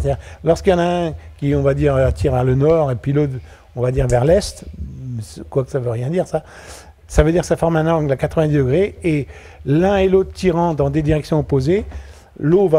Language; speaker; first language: French; native; French